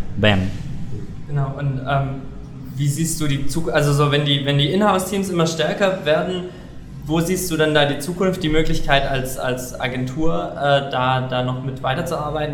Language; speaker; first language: German; native; German